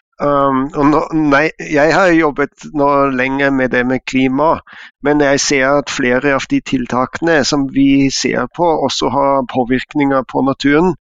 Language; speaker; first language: Norwegian; non-native, fluent; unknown